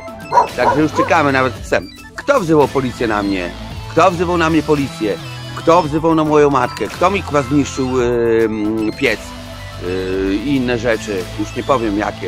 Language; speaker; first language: Polish; native; Polish